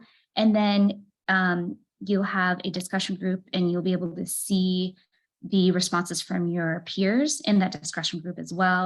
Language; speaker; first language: English; native; English